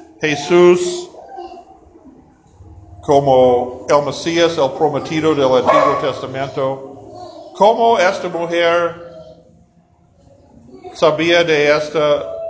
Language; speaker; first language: Spanish; non-native, learner; English